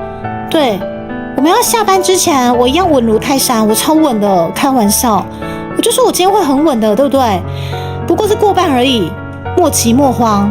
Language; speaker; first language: Chinese; native; Chinese